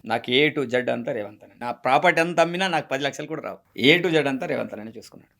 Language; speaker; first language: Telugu; non-native, local second language; Gondi